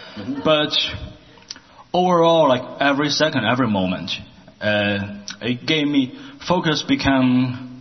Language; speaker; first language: English; non-native, learner; Chinese